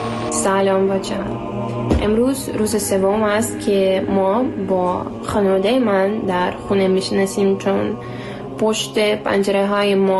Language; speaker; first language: Persian; non-native, learner; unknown